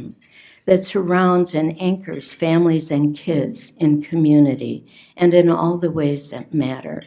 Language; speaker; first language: English; native; English